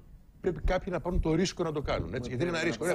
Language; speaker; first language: Greek; native; Greek